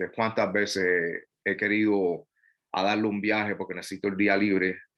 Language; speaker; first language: Spanish; non-native, fluent; English